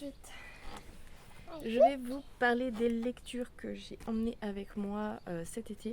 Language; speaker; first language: French; native; French